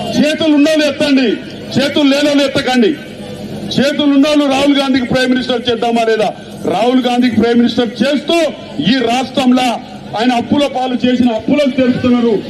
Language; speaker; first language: Telugu; non-native, local second language; Lambadi